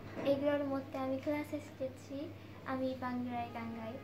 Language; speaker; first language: Bangla; non-native, fluent; Japanese